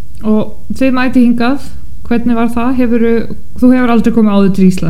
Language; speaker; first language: Icelandic; non-native, fluent; Polish